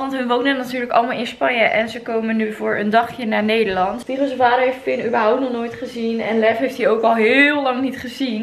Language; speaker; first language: Dutch; native; Dutch